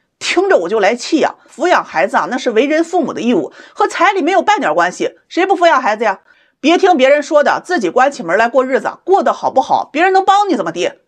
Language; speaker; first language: Chinese; native; Chinese